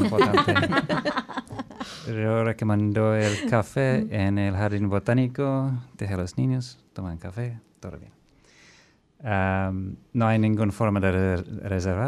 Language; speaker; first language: Spanish; non-native, fluent; English